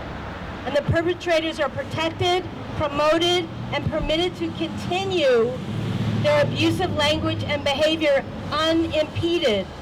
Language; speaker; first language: English; native; English